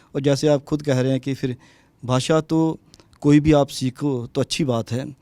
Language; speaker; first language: Hindi; non-native, local second language; Dogri